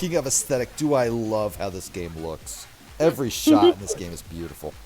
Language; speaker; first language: English; native; English